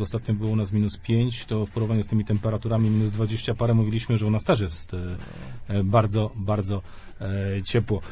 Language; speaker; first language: Polish; native; Polish